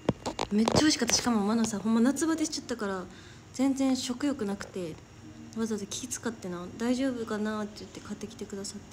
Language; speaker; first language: Japanese; native; Japanese